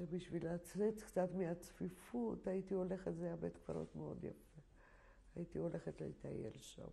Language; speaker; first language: Hebrew; non-native, fluent; Polish